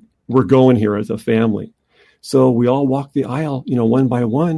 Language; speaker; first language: English; native; English